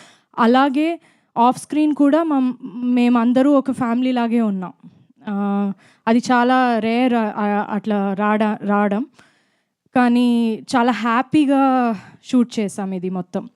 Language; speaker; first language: Telugu; non-native, fluent; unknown